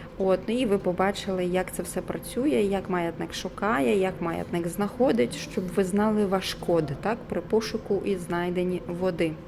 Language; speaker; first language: Ukrainian; non-native, local second language; Russian